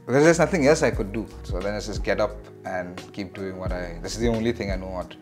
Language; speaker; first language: English; non-native, local second language; Assamese